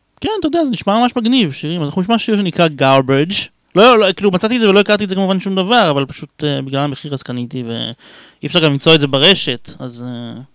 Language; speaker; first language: Hebrew; native; Hebrew